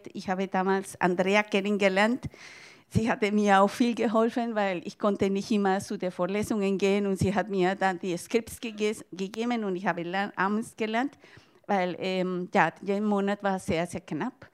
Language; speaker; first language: German; non-native, fluent; Spanish